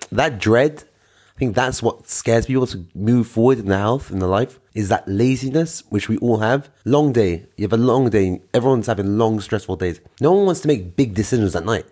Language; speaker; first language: English; native; English